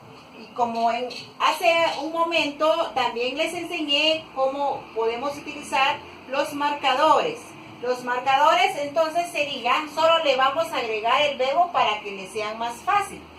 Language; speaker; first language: Spanish; non-native, local second language; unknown